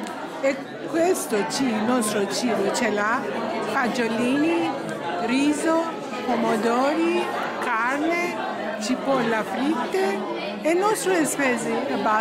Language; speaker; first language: Italian; non-native, learner; Persian